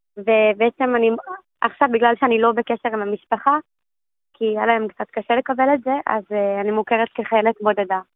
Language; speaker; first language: Hebrew; native; Hebrew